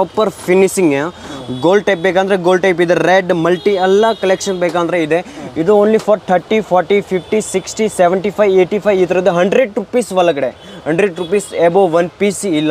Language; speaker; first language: Kannada; non-native, local second language; Hindi